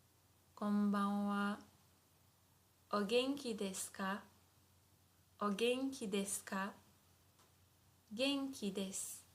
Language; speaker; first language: Japanese; non-native, fluent; English